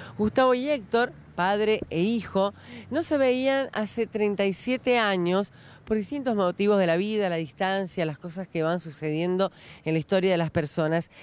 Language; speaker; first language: Spanish; native; Spanish